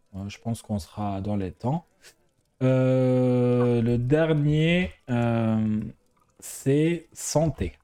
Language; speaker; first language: French; non-native, local second language; Arabic